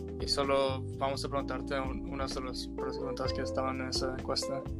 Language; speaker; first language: Spanish; early bilingual, heritage; Spanish